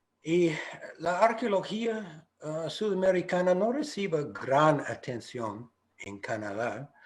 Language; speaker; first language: Spanish; non-native, fluent; English